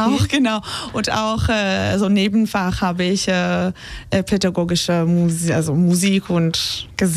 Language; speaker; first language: German; non-native, fluent; Hebrew